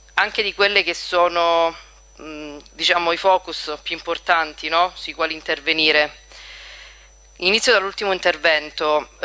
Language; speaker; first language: Italian; native; Italian